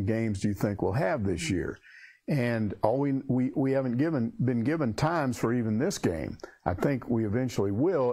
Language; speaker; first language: English; native; English